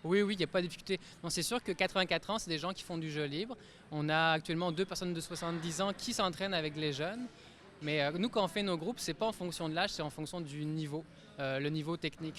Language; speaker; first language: French; native; French